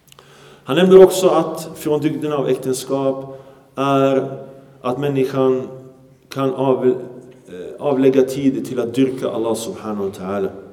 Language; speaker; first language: Swedish; early bilingual, other home language; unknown